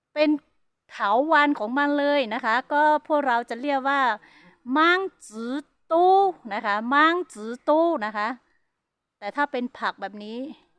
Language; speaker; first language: Thai; non-native, local second language; Hmong